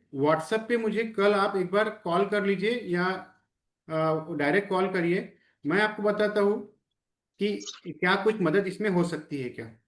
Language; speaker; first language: Hindi; non-native, local second language; Marathi